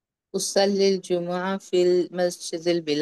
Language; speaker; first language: Arabic; non-native, learner; Urdu